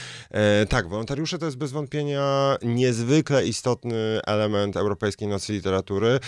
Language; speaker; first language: Polish; native; Polish